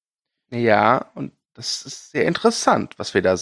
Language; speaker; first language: German; native; German